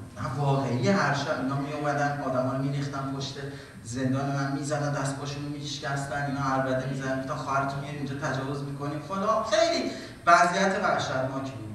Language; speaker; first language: Persian; native; Persian